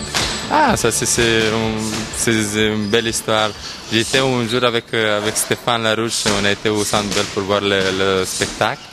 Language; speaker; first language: French; non-native, fluent; Romanian